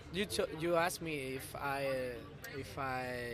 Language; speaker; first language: English; non-native, fluent; Spanish